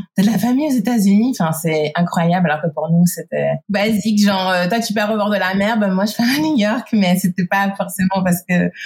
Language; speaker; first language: French; native; French